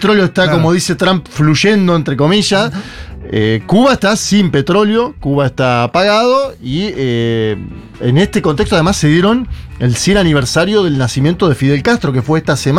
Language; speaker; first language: Spanish; native; Spanish